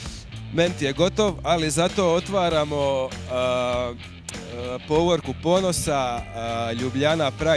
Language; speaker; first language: Croatian; native; Croatian